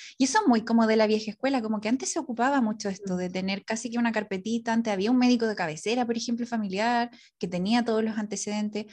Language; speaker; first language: Spanish; native; Spanish